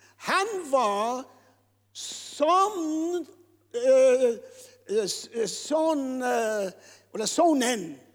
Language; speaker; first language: Swedish; non-native, fluent; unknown